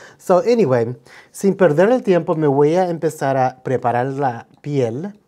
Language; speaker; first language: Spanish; early bilingual, heritage; Spanish